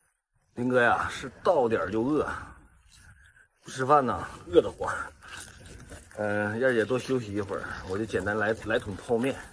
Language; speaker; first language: Chinese; native; Chinese